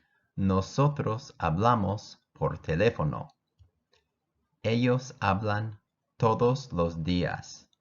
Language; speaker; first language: Spanish; non-native, fluent; English